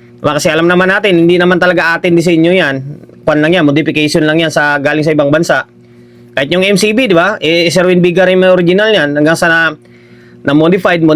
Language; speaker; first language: Filipino; non-native, local second language; Hiligaynon